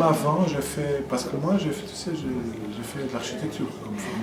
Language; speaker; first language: French; non-native, fluent; Portuguese